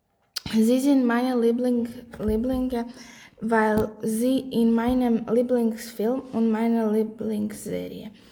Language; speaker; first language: German; non-native, learner; Greek